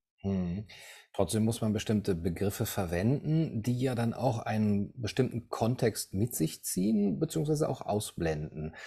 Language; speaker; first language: German; native; German